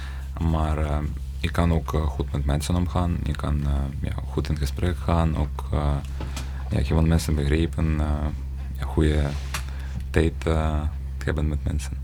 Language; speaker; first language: Dutch; non-native, learner; Ukrainian